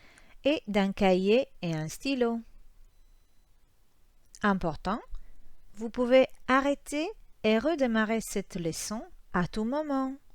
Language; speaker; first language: French; non-native, fluent; Croatian